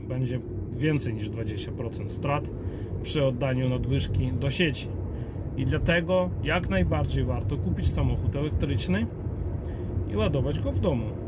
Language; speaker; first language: Polish; native; Polish